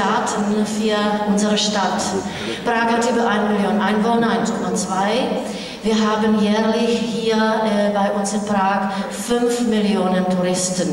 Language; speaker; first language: German; non-native, fluent; Czech